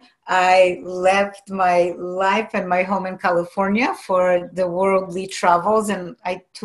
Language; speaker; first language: English; non-native, fluent; Polish